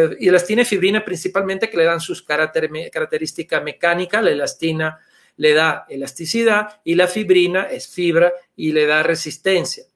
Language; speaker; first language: Spanish; non-native, fluent; Italian